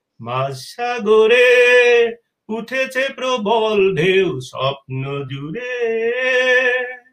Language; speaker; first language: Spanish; non-native, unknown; Bangla